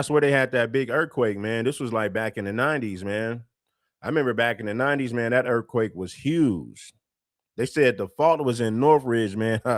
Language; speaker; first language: English; native; English